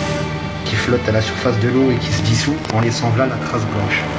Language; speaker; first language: French; native; French